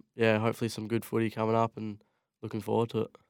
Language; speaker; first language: English; native; English